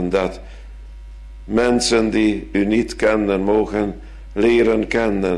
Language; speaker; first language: Dutch; non-native, fluent; Hungarian